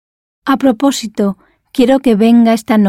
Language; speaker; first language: Spanish; non-native, learner; English